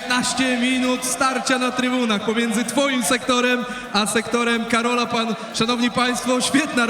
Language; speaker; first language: Polish; native; Polish